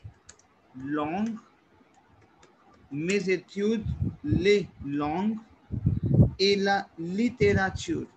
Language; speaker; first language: French; non-native, learner; Hindi